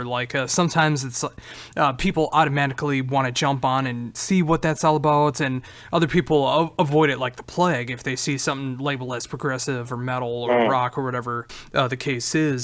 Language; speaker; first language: English; native; English